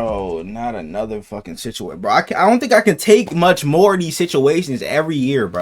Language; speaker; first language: English; native; English